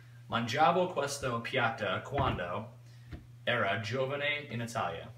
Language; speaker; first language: Italian; non-native, learner; English